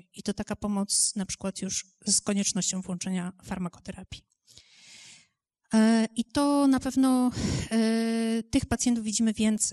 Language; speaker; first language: Polish; native; Polish